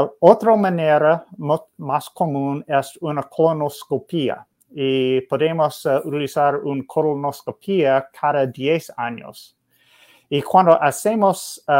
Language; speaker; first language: Spanish; non-native, learner; English